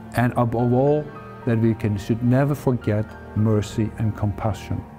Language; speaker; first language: English; non-native, fluent; Icelandic